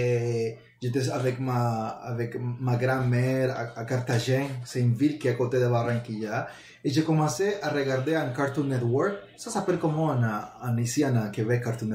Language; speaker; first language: French; non-native, learner; Spanish